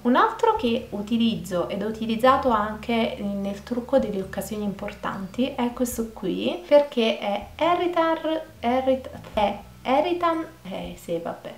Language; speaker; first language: Italian; native; Italian